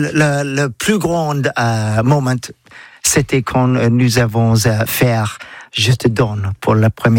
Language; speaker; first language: French; non-native, learner; English